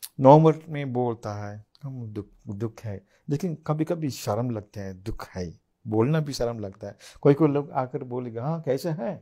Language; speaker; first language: Hindi; non-native, fluent; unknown